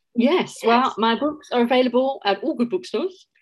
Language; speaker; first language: English; native; English